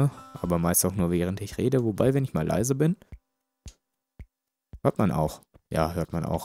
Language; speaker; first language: German; native; German